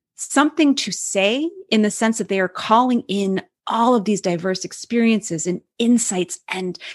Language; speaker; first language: English; native; English